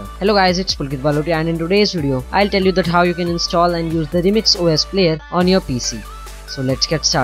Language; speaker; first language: English; non-native, local second language; Hindi